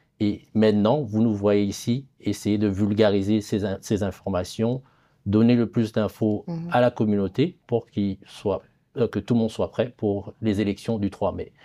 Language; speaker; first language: French; non-native, local second language; Lingala